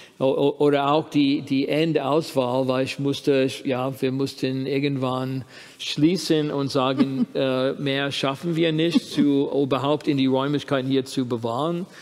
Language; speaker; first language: German; non-native, fluent; English